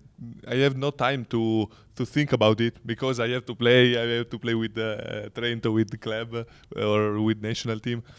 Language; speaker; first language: English; non-native, learner; Italian